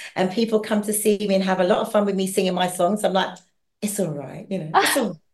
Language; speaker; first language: English; native; English